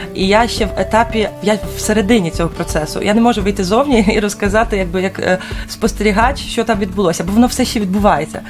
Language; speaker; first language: Ukrainian; native; Ukrainian